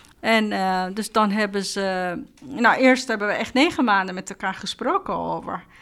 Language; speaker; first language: Dutch; non-native, fluent; Persian